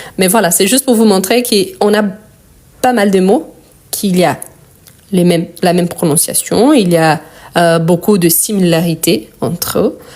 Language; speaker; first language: French; non-native, fluent; Portuguese